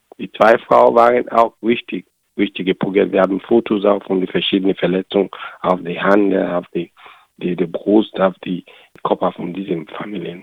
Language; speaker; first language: German; non-native, learner; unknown